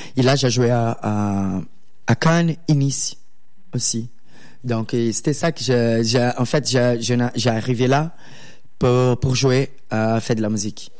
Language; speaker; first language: French; non-native, learner; Portuguese